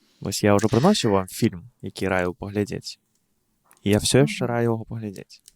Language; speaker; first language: Belarusian; non-native, local second language; Russian